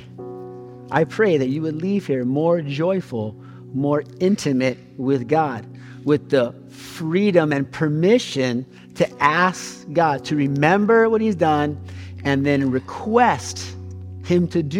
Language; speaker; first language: English; native; English